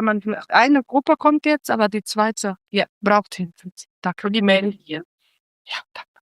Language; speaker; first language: German; non-native, learner; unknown